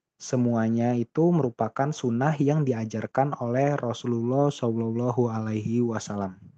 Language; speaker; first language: Indonesian; native; Indonesian